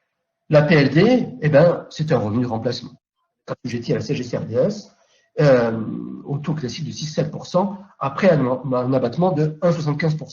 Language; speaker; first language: French; native; French